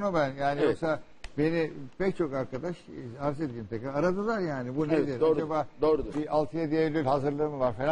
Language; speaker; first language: Turkish; native; Turkish